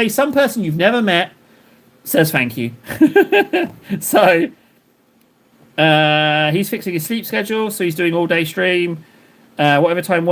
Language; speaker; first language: English; native; English